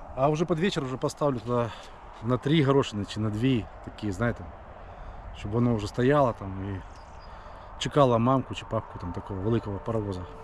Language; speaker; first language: Ukrainian; non-native, local second language; Russian